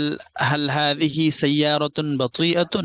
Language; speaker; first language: Arabic; non-native, learner; Bangla